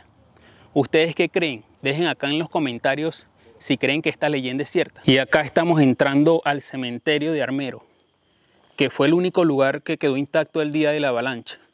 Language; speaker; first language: Spanish; native; Spanish